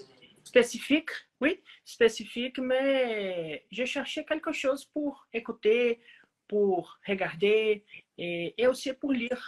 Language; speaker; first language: French; non-native, learner; Portuguese